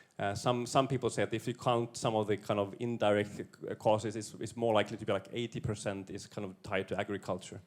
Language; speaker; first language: English; non-native, fluent; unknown